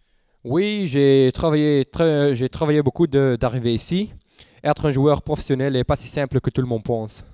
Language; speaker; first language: French; non-native, local second language; Dutch